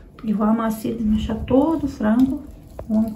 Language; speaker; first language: Portuguese; non-native, learner; Ukrainian